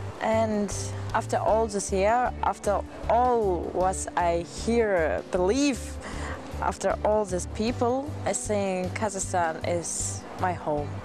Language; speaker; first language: English; non-native, learner; German